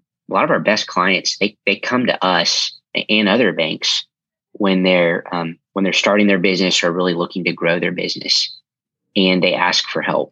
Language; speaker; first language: English; native; English